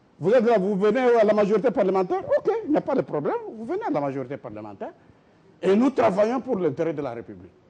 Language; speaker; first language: French; non-native, local second language; Lingala